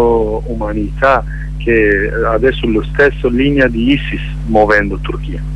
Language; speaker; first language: Italian; non-native, learner; Kurdish